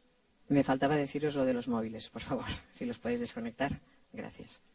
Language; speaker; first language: Spanish; native; Spanish